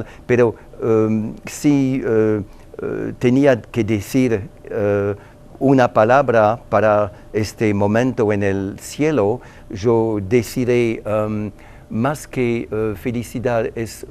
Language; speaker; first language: Spanish; non-native, learner; French